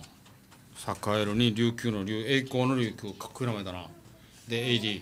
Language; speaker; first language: Japanese; native; Japanese